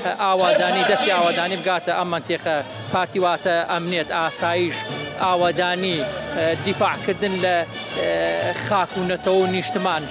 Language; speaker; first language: Central Kurdish; native; Central Kurdish